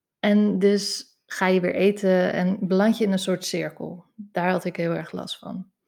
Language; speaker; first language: Dutch; native; Dutch